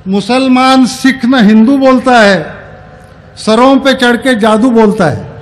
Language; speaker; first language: Hindi; non-native, local second language; Marathi